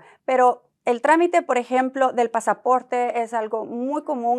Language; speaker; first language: Spanish; native; Spanish